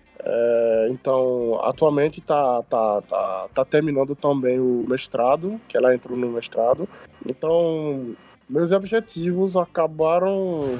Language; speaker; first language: Portuguese; non-native, fluent; Yoruba